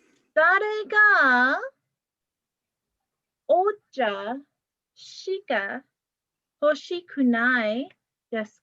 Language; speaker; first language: Japanese; non-native, fluent; English